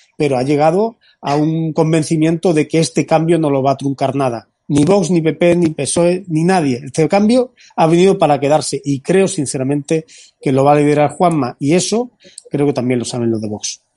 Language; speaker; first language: Spanish; native; Spanish